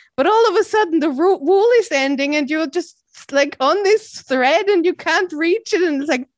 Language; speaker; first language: English; non-native, fluent; German